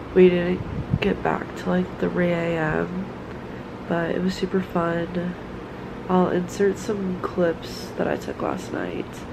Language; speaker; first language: English; native; English